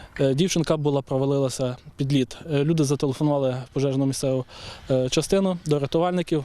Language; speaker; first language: Ukrainian; native; Ukrainian